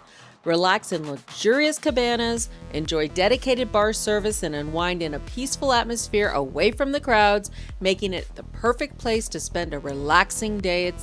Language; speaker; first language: English; native; English